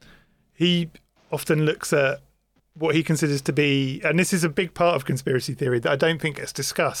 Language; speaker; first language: English; native; English